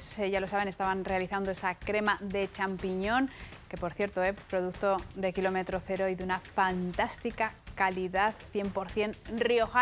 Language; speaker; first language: Spanish; native; Spanish